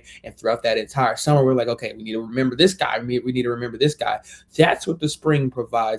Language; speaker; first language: English; native; English